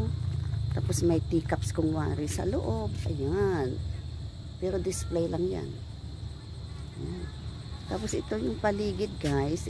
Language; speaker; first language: Filipino; non-native, local second language; Hiligaynon